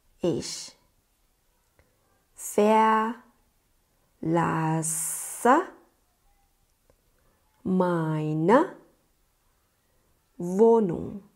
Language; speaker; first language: German; non-native, fluent; Thai